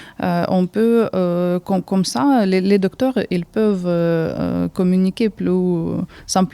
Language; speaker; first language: French; early bilingual, heritage; Ukrainian